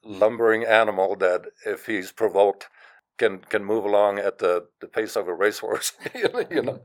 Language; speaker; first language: English; non-native, fluent; German